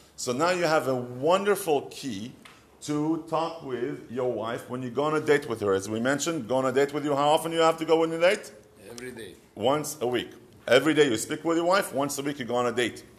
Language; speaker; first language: English; non-native, fluent; Hebrew